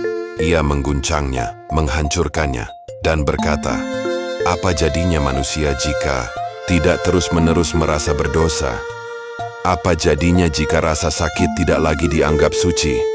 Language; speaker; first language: Indonesian; native; Indonesian